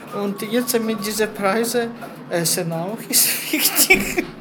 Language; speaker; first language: German; non-native, learner; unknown